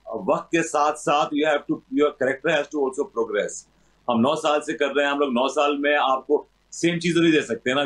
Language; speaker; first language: Hindi; native; Hindi